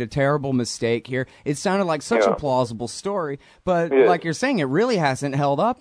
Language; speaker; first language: English; native; English